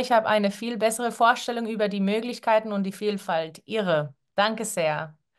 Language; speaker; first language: German; non-native, fluent; Spanish